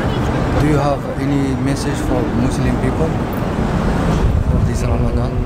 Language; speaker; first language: English; non-native, learner; Arabic